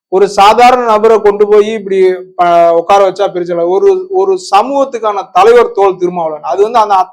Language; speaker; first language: Tamil; non-native, local second language; Urdu